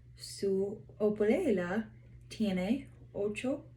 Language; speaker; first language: Spanish; non-native, learner; English